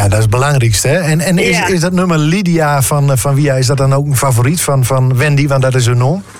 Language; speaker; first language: Dutch; native; Dutch